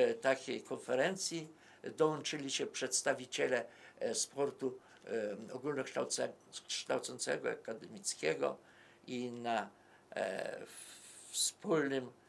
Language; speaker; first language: Polish; native; Polish